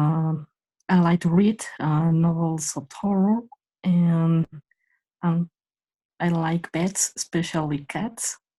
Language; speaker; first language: English; non-native, learner; Spanish